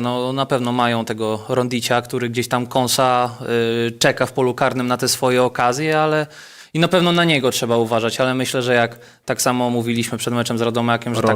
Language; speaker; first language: Polish; native; Polish